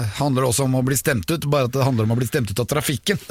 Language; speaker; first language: Norwegian; native; Norwegian